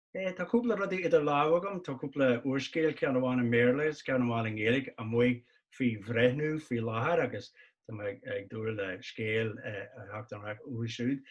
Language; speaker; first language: Irish; non-native, local second language; English